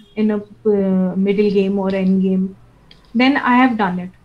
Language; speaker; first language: English; non-native, local second language; Bangla